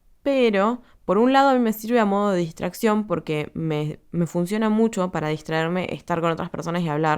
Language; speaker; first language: Spanish; native; Spanish